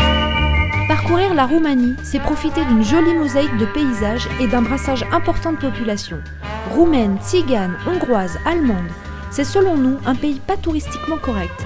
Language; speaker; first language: French; native; French